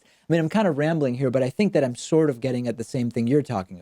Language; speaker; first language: English; native; English